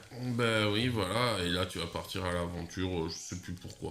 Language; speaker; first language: French; native; French